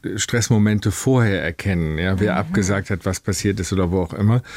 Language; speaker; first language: German; native; German